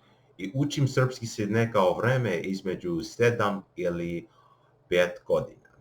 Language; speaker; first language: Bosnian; non-native, learner; English